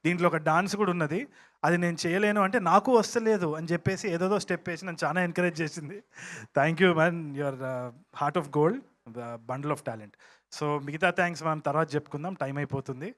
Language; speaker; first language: Telugu; native; Telugu